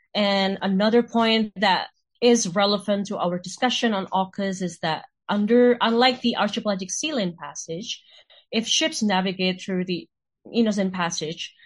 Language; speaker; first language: English; non-native, fluent; Indonesian